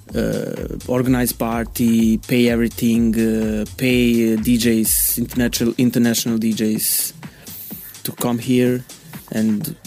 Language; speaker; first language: English; non-native, learner; Bosnian